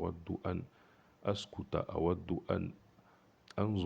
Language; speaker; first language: Arabic; non-native, fluent; French